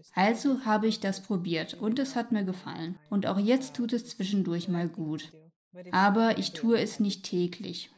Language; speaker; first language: German; non-native, fluent; Ukrainian